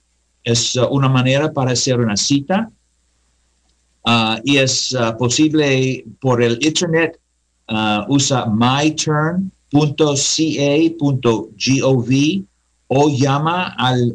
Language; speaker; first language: Spanish; non-native, learner; English